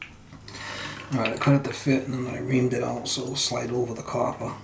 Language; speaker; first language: English; native; English